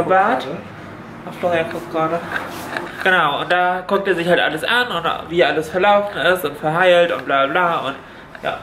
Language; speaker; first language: German; native; German